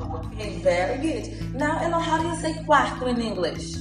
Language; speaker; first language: English; non-native, fluent; Portuguese